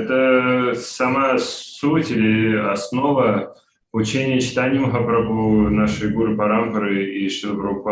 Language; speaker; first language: Russian; native; Russian